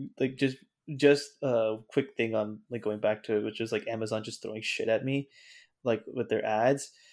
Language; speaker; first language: English; native; English